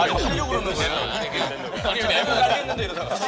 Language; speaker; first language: Korean; native; Korean